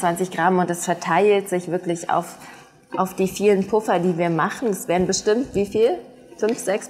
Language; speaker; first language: German; native; German